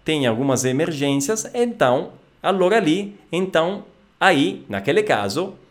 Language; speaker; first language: Portuguese; non-native, fluent; Italian